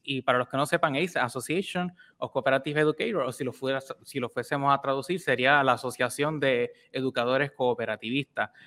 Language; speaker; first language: Spanish; native; Spanish